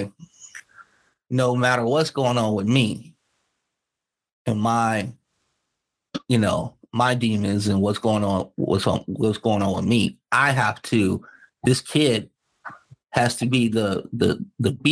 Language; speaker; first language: English; native; English